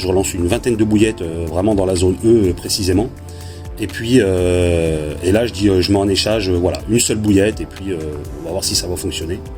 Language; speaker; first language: French; native; French